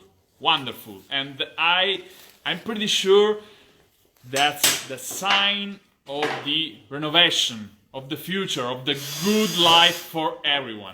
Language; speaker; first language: English; non-native, fluent; Italian